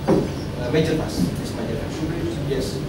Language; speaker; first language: English; non-native, learner; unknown